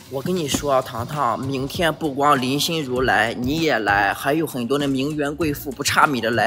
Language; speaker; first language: Chinese; native; Chinese